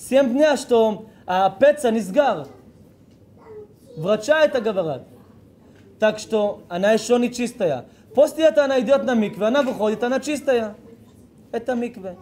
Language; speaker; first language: Russian; early bilingual, heritage; Hebrew